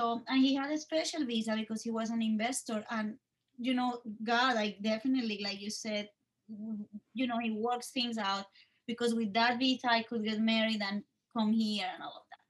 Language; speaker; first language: English; non-native, fluent; Spanish